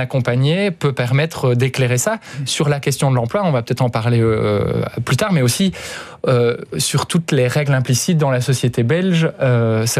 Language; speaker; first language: French; native; French